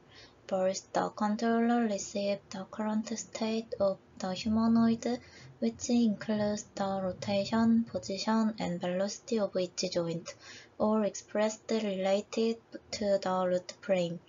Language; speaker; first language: English; non-native, fluent; Korean